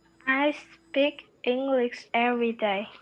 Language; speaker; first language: English; non-native, learner; Vietnamese